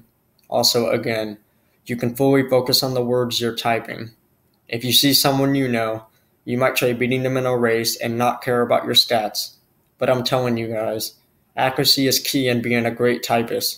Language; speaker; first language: English; native; English